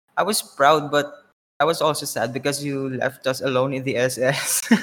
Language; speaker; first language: English; non-native, local second language; Filipino